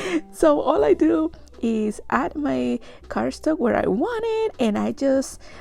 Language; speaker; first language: English; non-native, fluent; Spanish